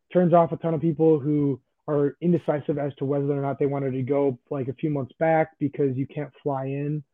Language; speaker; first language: English; native; English